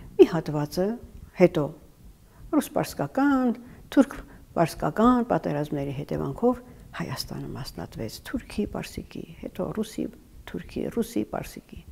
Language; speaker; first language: Armenian; native; Armenian